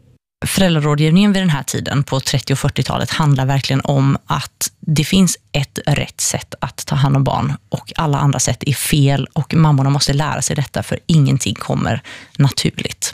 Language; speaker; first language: Swedish; native; Swedish